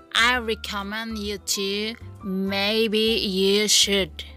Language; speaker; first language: English; non-native, fluent; Indonesian